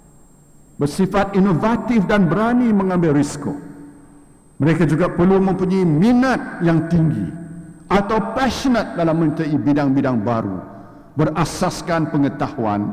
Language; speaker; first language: Malay; native; Malay